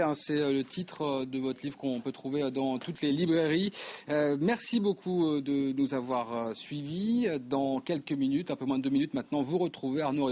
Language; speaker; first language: French; native; French